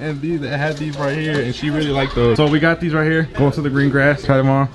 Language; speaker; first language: English; early bilingual, other home language; Spanish